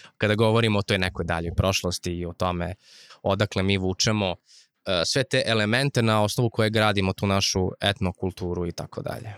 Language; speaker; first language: Serbian; non-native, local second language; Rusyn